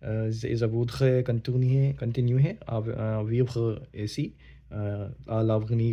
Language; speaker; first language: French; non-native, learner; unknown